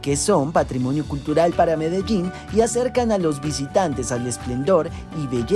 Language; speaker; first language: Spanish; native; Spanish